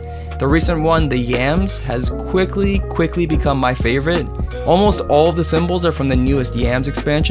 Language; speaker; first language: English; native; English